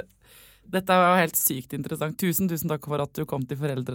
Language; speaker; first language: Norwegian; native; Norwegian